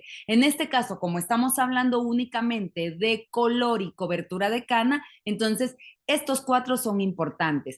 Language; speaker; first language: Spanish; native; Spanish